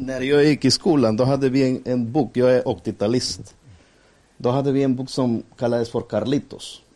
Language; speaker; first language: Swedish; non-native, fluent; Spanish